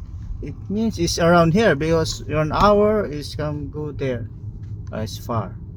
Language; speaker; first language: English; non-native, learner; Nepali